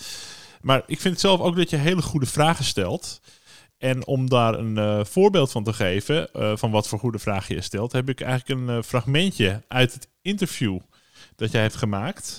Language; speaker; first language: Dutch; native; Dutch